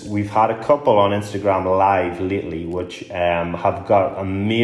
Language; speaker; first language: English; native; English